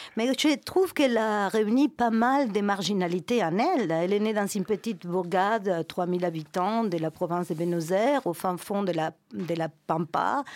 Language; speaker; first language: French; non-native, fluent; Spanish